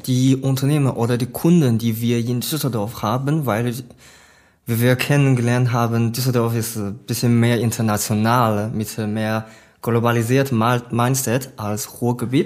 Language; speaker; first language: German; non-native, learner; Chinese